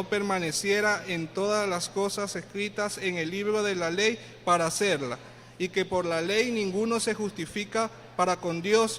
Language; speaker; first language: Spanish; native; Spanish